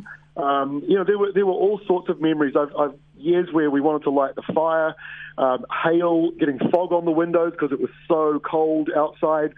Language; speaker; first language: English; native; English